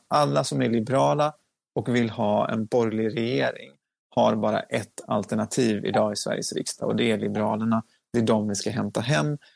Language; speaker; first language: Swedish; native; Swedish